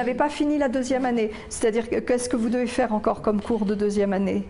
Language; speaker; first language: French; native; French